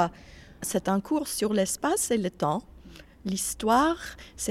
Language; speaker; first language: French; non-native, fluent; English